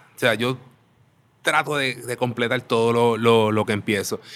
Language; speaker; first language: Spanish; native; Spanish